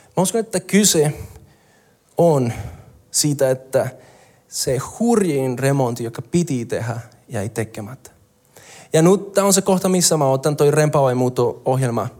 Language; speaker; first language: Finnish; non-native, fluent; Spanish